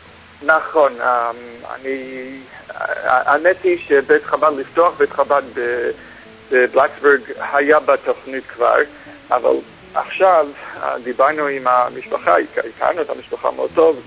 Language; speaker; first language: Hebrew; non-native, fluent; English